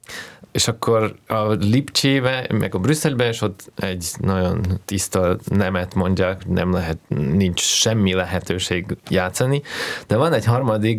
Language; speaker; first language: Hungarian; non-native, learner; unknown